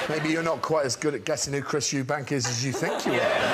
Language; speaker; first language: English; native; English